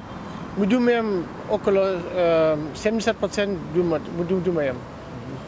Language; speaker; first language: Russian; non-native, learner; German